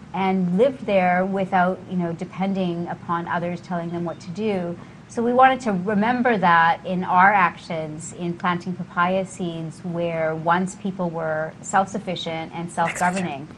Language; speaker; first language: English; native; English